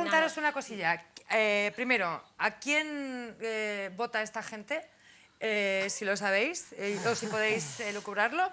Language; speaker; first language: Spanish; native; Spanish